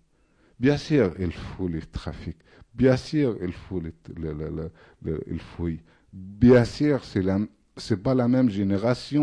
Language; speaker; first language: French; non-native, fluent; Arabic